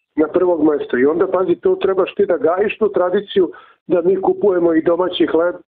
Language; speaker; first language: Serbian; native; Serbian